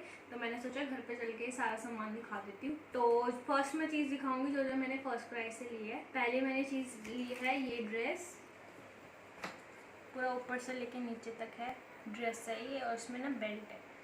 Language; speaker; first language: Hindi; native; Hindi